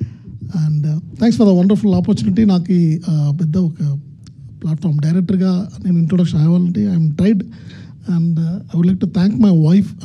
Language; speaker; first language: Telugu; non-native, learner; Tamil